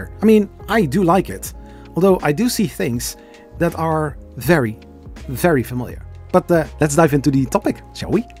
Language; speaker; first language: English; non-native, fluent; Dutch